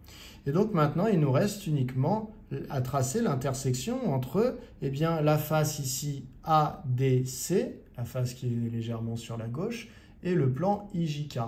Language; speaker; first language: French; native; French